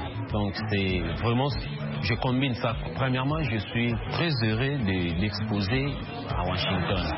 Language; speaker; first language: French; non-native, local second language; Lingala